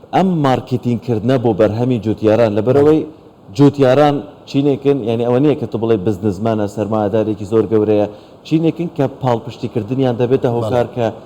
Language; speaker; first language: Central Kurdish; non-native, local second language; Kurdish